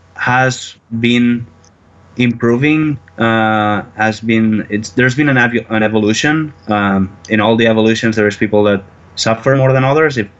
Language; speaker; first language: English; non-native, fluent; Spanish